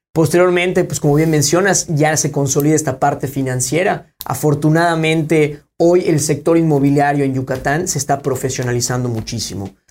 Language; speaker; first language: Spanish; native; Spanish